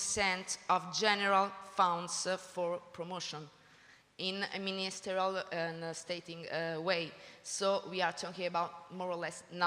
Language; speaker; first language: English; non-native, learner; Italian